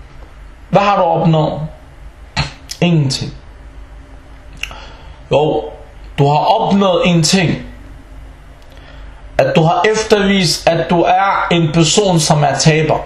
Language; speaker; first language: Danish; early bilingual, other home language; Arabic